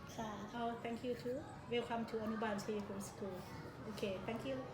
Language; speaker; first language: English; non-native, learner; Thai